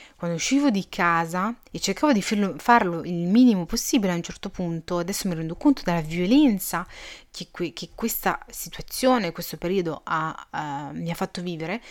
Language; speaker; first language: Italian; early bilingual, other home language; Arabic